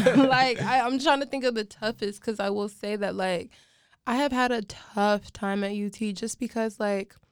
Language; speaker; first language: English; native; English